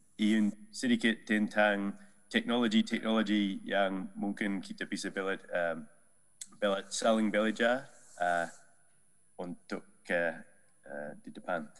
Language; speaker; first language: Indonesian; non-native, learner; Dutch